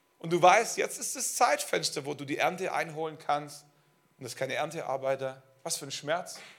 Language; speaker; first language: German; native; German